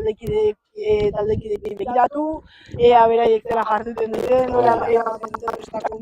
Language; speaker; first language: Basque; native; Basque